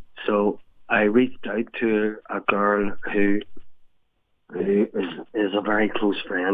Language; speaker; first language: English; native; English